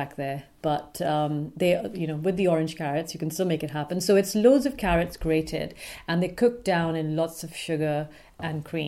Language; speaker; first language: English; non-native, local second language; Urdu